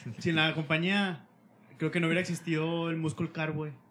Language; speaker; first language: Spanish; native; Spanish